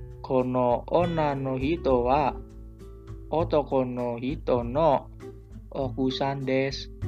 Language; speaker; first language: Japanese; non-native, learner; Indonesian